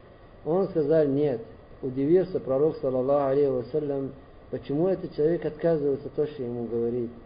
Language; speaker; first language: Russian; non-native, learner; Arabic